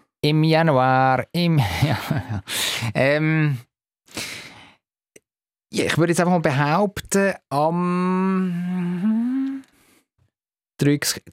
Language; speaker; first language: German; native; German